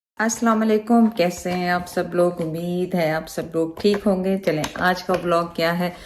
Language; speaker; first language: Urdu; native; Urdu